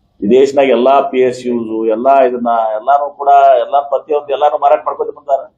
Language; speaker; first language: Kannada; native; Kannada